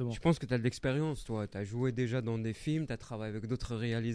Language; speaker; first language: French; native; French